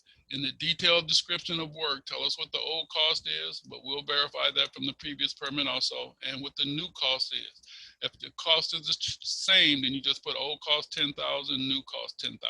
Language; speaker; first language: English; native; English